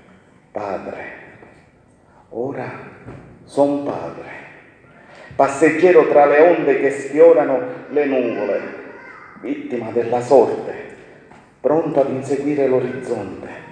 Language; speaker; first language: Italian; native; Italian